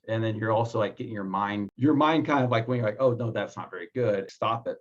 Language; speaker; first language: English; native; English